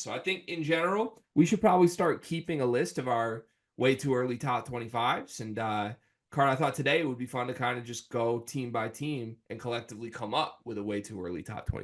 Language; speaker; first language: English; native; English